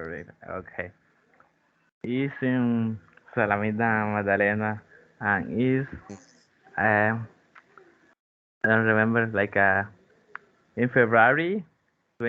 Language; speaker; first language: English; non-native, learner; Spanish